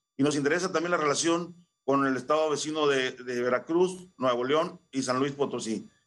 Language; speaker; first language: Spanish; native; Spanish